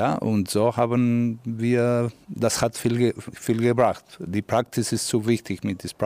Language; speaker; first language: German; non-native, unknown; Catalan